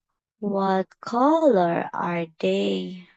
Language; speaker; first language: English; non-native, learner; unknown